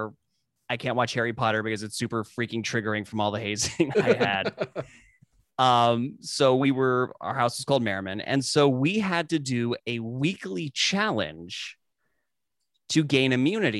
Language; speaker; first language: English; native; English